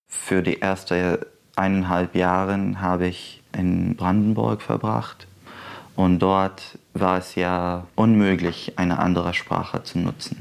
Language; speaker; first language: German; non-native, fluent; Arabic